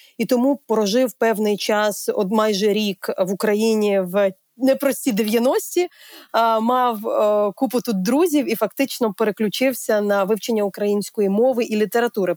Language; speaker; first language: Ukrainian; native; Ukrainian